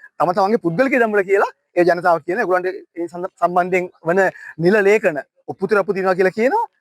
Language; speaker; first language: Sinhala; native; Sinhala